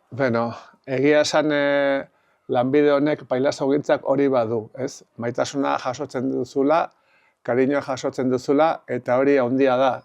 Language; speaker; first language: Basque; native; Basque